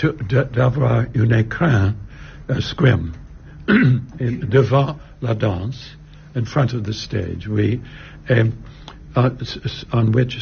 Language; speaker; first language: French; non-native, learner; English